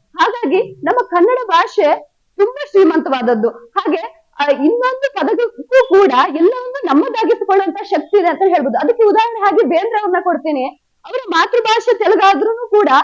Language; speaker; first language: Kannada; native; Kannada